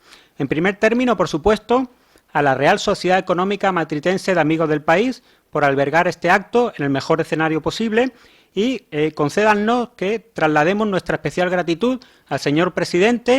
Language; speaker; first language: Spanish; native; Spanish